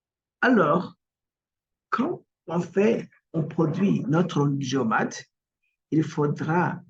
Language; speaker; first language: French; non-native, local second language; Kinyarwanda